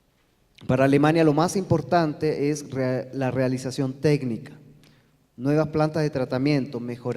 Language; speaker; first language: Spanish; native; Spanish